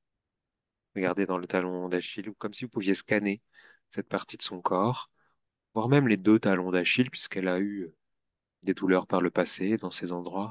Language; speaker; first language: French; native; French